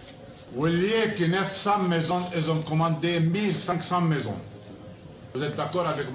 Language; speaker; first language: French; non-native, learner; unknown